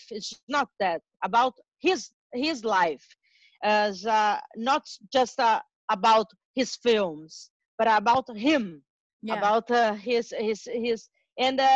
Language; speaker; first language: English; non-native, learner; Portuguese